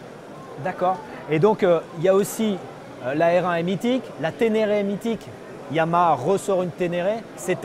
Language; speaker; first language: French; native; French